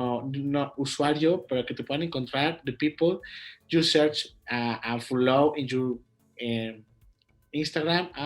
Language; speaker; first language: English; non-native, learner; Spanish